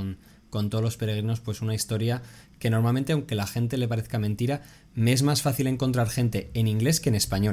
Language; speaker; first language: Spanish; native; Spanish